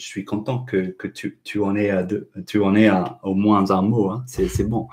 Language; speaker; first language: French; non-native, fluent; English